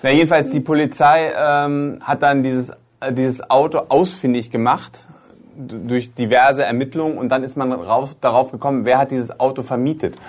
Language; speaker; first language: German; native; German